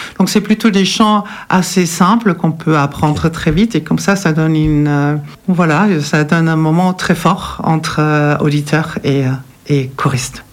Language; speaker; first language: French; non-native, fluent; German